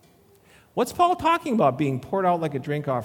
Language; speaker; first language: English; native; English